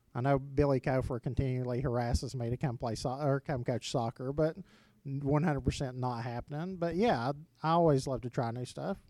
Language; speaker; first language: English; native; English